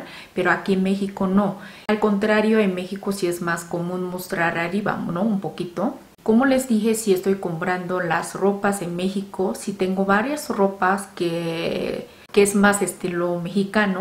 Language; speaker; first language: Spanish; non-native, fluent; Korean